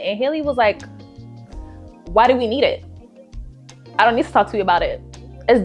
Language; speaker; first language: English; native; English